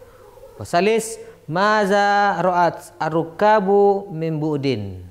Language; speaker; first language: Arabic; non-native, fluent; Indonesian